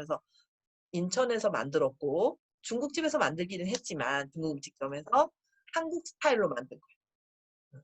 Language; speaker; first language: Korean; native; Korean